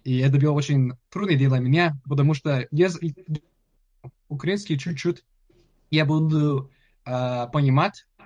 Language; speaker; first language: Russian; non-native, learner; English